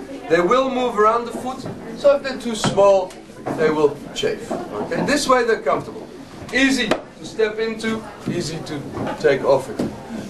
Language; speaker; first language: English; non-native, fluent; Dutch